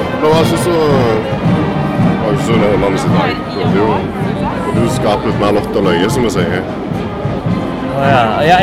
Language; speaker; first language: Norwegian; native; Norwegian